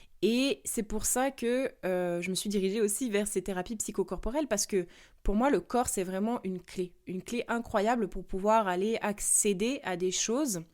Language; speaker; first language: French; native; French